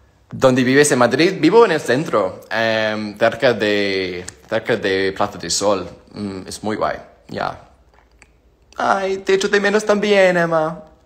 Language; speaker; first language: Spanish; non-native, learner; English